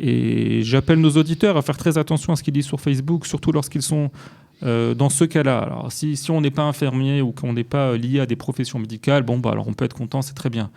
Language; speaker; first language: French; native; French